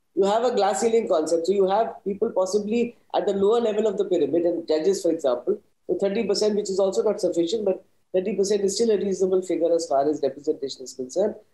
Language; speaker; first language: English; non-native, local second language; Hindi